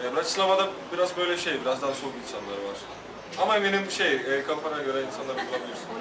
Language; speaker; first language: Turkish; non-native, fluent; Slovak